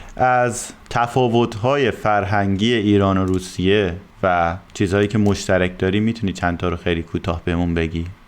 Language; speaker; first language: Persian; native; Persian